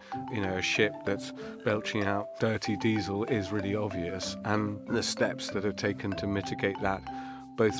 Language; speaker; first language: English; native; English